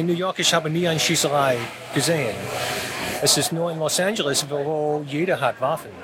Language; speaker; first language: German; non-native, fluent; English